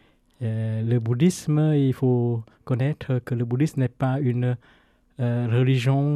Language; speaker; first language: French; non-native, fluent; Vietnamese